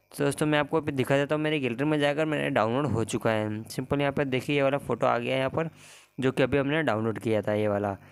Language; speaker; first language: Hindi; native; Hindi